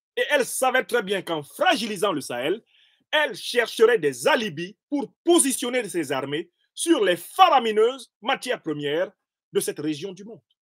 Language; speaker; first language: French; non-native, local second language; Basaa